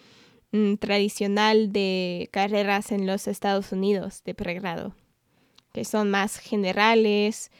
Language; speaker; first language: Spanish; non-native, fluent; English